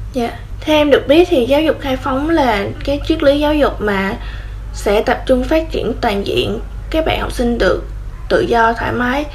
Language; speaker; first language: Vietnamese; native; Vietnamese